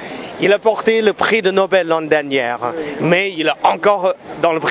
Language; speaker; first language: French; non-native, fluent; Chinese